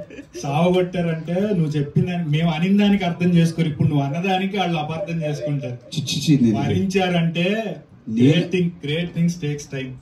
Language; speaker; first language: Telugu; native; Telugu